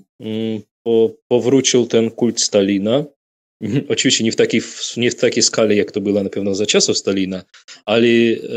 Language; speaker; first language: Polish; non-native, fluent; Russian